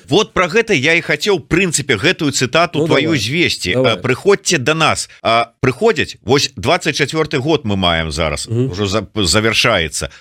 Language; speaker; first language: Belarusian; non-native, local second language; Russian